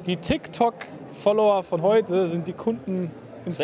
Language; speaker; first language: German; native; German